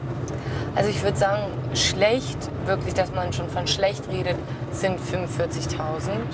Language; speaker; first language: German; native; German